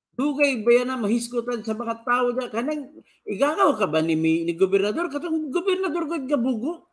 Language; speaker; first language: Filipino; non-native, local second language; Cebuano